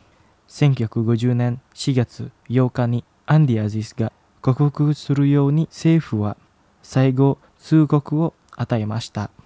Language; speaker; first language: Japanese; non-native, local second language; Indonesian